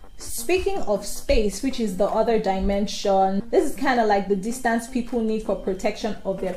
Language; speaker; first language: English; non-native, local second language; Yoruba